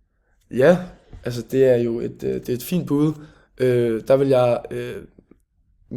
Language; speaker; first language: Danish; native; Danish